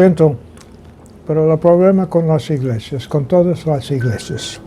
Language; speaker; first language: Spanish; non-native, fluent; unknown